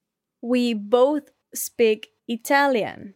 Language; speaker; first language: English; non-native, learner; Spanish